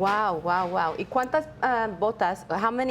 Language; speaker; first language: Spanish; non-native, learner; English